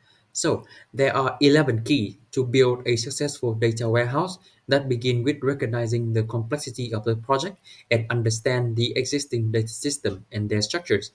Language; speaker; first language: English; non-native, learner; Vietnamese